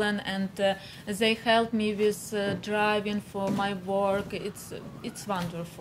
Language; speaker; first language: English; non-native, learner; Ukrainian